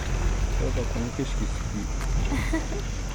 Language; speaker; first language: Japanese; native; Japanese